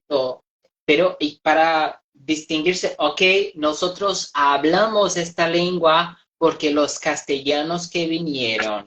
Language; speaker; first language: Spanish; non-native, fluent; Portuguese